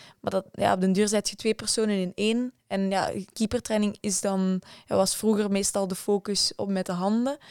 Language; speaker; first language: Dutch; native; Dutch